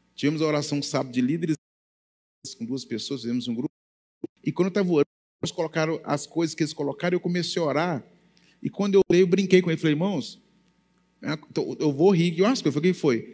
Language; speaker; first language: Portuguese; native; Portuguese